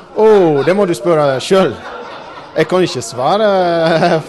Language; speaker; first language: Norwegian; non-native, fluent; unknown